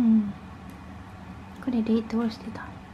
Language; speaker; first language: Japanese; native; Japanese